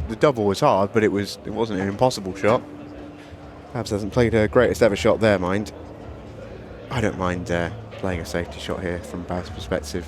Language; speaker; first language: English; native; English